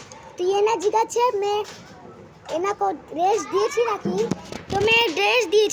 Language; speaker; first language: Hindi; non-native, learner; Bangla